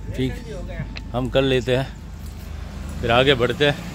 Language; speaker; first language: Hindi; non-native, local second language; Gujarati